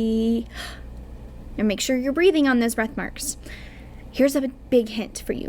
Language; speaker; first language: English; native; English